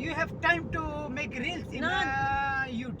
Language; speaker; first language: English; non-native, learner; Hiligaynon